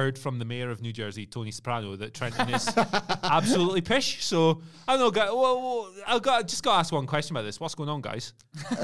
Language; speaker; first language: English; native; English